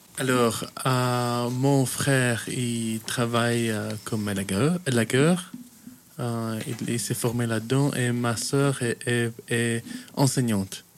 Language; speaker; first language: French; early bilingual, heritage; French